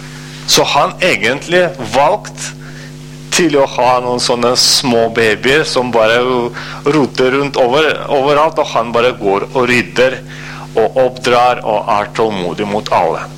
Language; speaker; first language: Norwegian; non-native, fluent; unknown